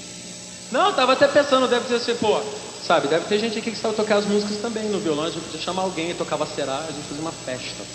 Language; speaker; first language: Portuguese; native; Portuguese